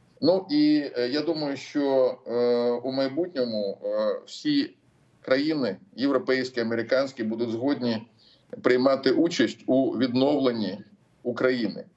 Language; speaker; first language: Ukrainian; non-native, local second language; Russian